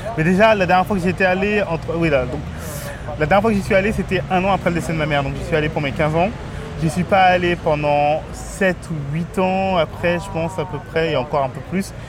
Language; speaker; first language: French; native; French